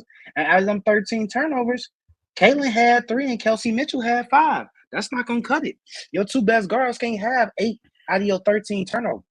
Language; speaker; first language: English; native; English